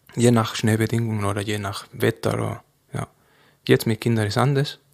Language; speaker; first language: German; non-native, fluent; Spanish